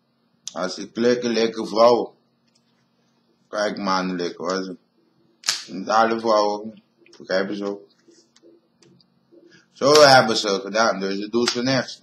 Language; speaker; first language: Dutch; non-native, local second language; Papiamento